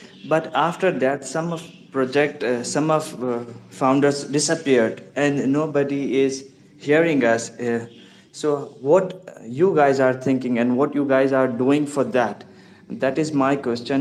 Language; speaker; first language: English; non-native, local second language; Urdu